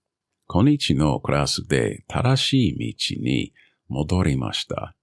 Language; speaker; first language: Japanese; non-native, learner; English